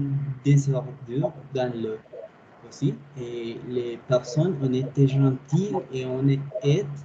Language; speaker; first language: French; non-native, learner; Spanish